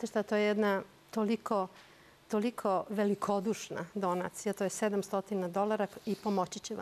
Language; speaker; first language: Bosnian; native; Bosnian